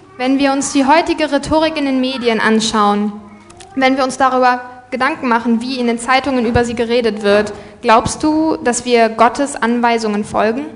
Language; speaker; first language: German; native; German